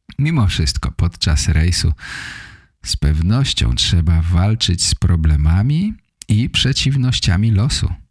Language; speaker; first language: Polish; native; Polish